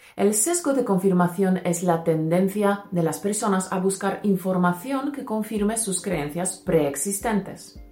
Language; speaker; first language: Spanish; non-native, fluent; Polish